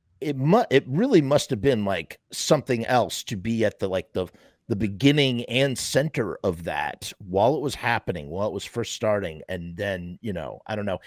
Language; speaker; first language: English; native; English